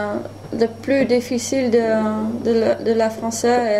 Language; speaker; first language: French; non-native, learner; Dutch